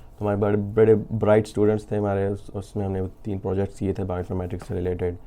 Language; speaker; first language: Urdu; native; Urdu